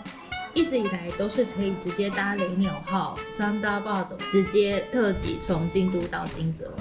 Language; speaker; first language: Chinese; native; Chinese